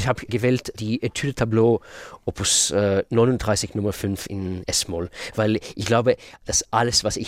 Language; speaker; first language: German; non-native, fluent; Russian